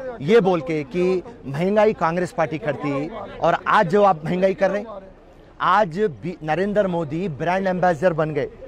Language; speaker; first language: Hindi; non-native, local second language; Urdu